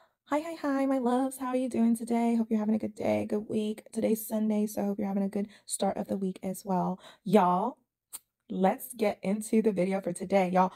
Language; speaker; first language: English; native; English